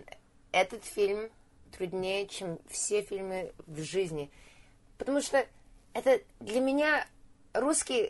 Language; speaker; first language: Russian; early bilingual, heritage; Russian